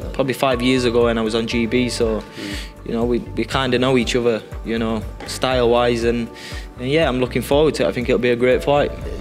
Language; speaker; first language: English; native; English